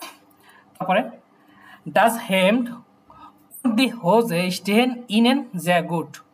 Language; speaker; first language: German; non-native, fluent; Bangla